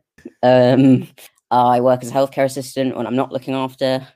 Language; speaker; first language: English; native; English